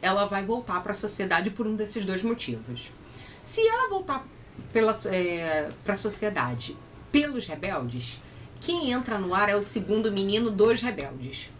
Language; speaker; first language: Portuguese; native; Portuguese